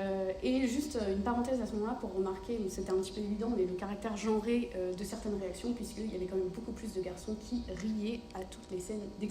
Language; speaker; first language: French; native; French